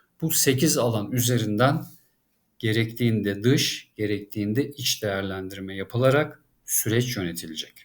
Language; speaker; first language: Turkish; native; Turkish